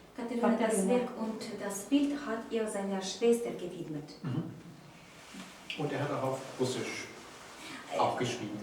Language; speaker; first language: German; non-native, learner; Ukrainian